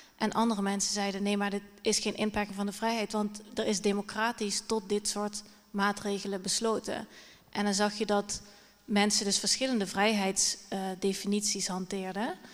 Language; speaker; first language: Dutch; native; Dutch